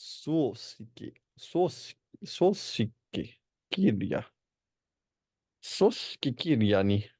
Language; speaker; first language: Finnish; non-native, learner; English